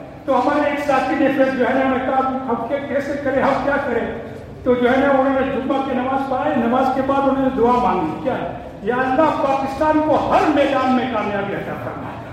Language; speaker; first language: Urdu; non-native, fluent; English